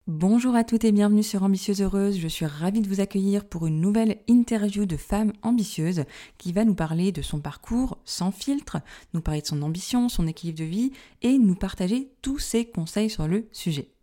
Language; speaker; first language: French; native; French